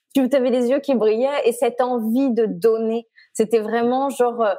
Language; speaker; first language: French; native; French